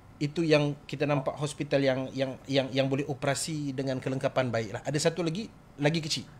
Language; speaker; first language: Malay; native; Malay